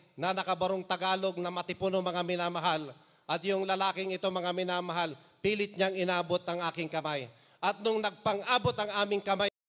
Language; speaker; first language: Filipino; non-native, local second language; Iloko